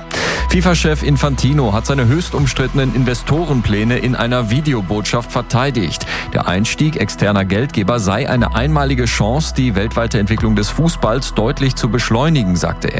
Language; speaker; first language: German; native; German